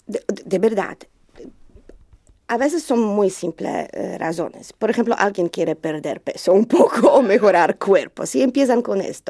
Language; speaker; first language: Spanish; non-native, learner; Polish